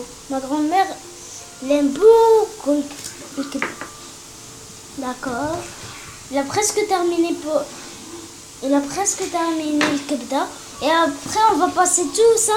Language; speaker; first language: French; non-native, learner; Arabic